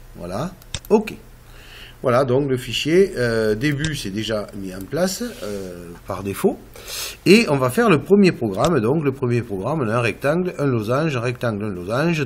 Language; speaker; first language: French; native; French